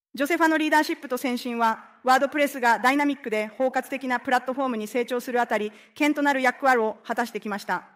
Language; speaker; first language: Japanese; non-native, fluent; Spanish